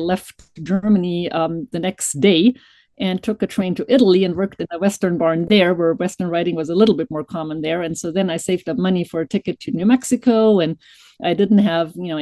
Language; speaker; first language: English; non-native, fluent; German